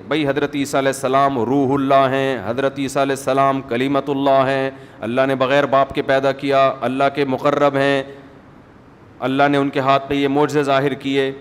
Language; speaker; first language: Urdu; native; Urdu